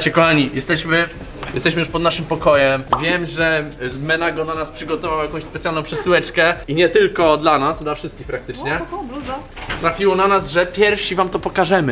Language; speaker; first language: Polish; native; Polish